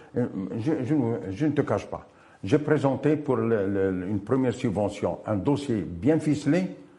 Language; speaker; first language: French; non-native, local second language; Arabic